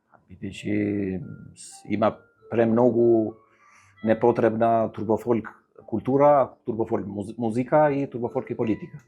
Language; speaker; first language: Macedonian; non-native, fluent; Albanian